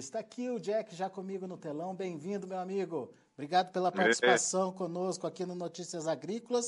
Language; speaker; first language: Portuguese; native; Portuguese